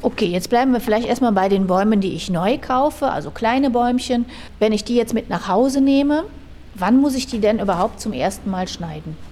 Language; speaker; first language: German; native; German